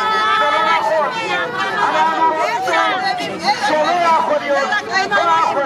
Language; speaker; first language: Hebrew; non-native, learner; Amharic